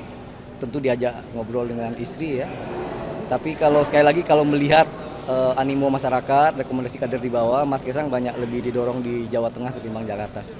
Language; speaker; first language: Indonesian; native; Indonesian